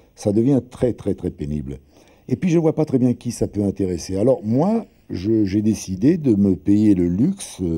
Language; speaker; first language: French; early bilingual, other home language; Italian